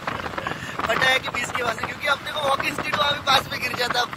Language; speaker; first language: Hindi; native; Hindi